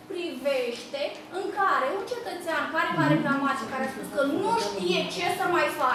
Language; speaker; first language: Romanian; native; Romanian